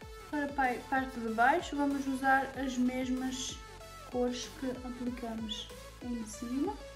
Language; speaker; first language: Portuguese; non-native, fluent; Serbian